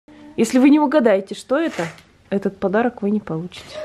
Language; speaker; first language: Russian; native; Russian